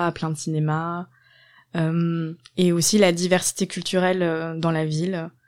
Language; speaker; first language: French; native; French